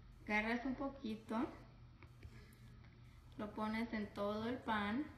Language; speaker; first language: Spanish; early bilingual, heritage; Spanish